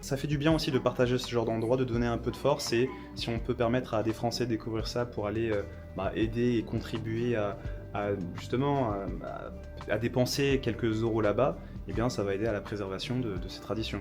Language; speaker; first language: French; native; French